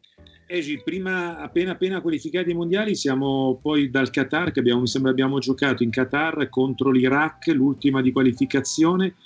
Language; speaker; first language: Italian; native; Italian